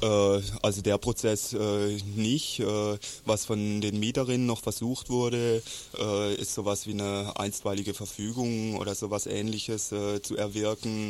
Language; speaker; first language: German; native; German